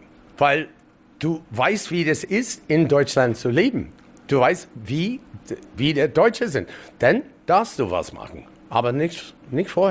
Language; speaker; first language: German; non-native, fluent; English